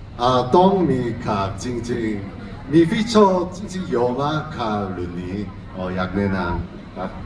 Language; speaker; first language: Thai; native; Thai